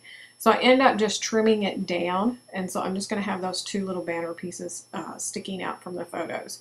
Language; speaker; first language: English; native; English